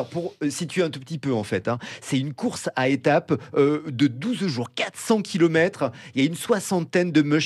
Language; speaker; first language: French; native; French